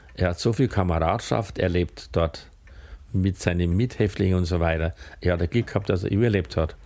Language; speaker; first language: German; native; German